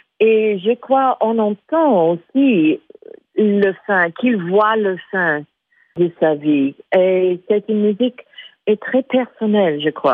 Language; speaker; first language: French; non-native, fluent; English